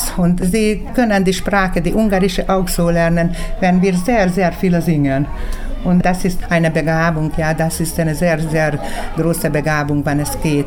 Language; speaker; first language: German; early bilingual, heritage; German